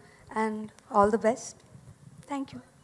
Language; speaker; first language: Telugu; non-native, learner; Tamil